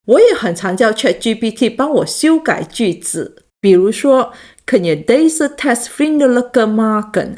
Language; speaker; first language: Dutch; non-native, learner; Chinese